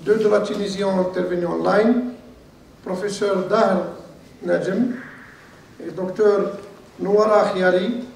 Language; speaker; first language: French; non-native, local second language; Arabic